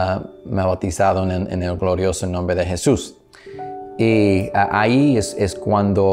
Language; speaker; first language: Spanish; non-native, learner; English